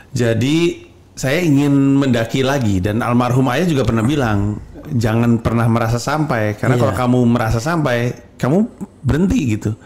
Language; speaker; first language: Indonesian; native; Indonesian